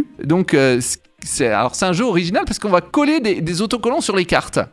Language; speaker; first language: French; native; French